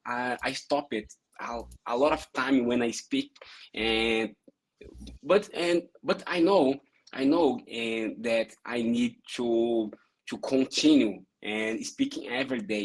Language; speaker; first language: English; non-native, learner; Portuguese